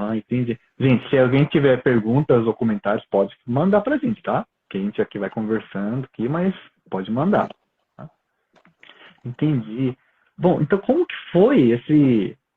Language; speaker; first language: Portuguese; early bilingual, other home language; Japanese